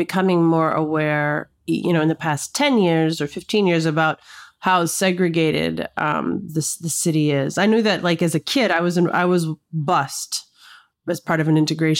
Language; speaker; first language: English; native; English